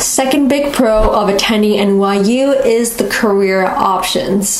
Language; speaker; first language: English; native; English